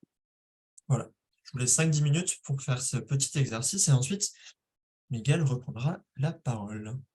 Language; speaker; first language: French; native; French